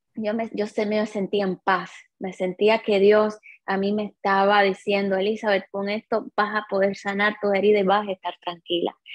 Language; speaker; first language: Spanish; native; Spanish